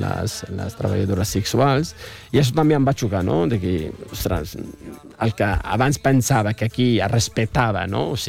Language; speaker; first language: Catalan; non-native, fluent; Arabic